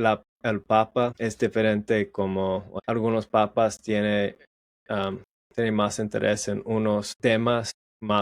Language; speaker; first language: Spanish; non-native, learner; English